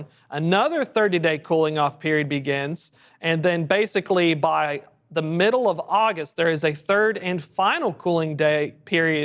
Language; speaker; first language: English; native; English